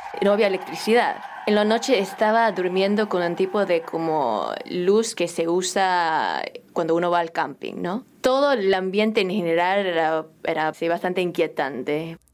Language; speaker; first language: Spanish; early bilingual, other home language; Korean